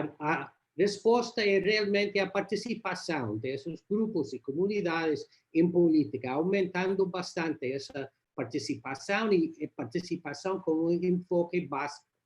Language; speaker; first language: Portuguese; non-native, learner; English